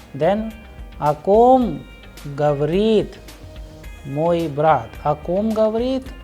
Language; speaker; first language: Russian; non-native, fluent; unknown